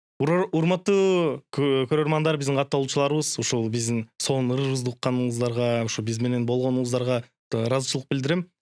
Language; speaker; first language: Kyrgyz; non-native, local second language; Russian